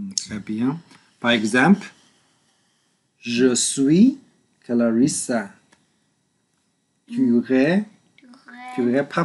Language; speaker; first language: French; non-native, learner; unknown